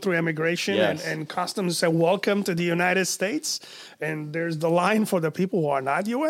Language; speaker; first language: English; non-native, fluent; Romanian